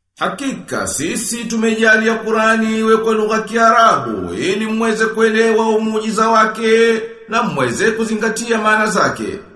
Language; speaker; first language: Swahili; native; Swahili